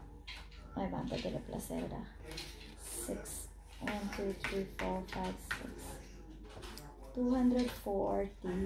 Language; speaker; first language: Norwegian; non-native, learner; Cebuano